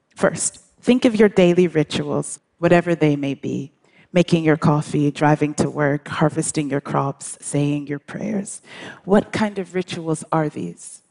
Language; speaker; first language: English; native; English